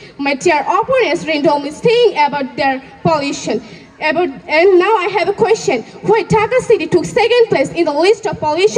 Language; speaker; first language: English; non-native, learner; Bangla